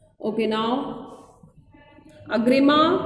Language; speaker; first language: English; non-native, local second language; Hindi